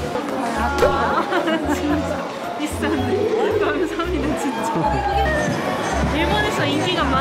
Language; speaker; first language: Korean; non-native, fluent; Japanese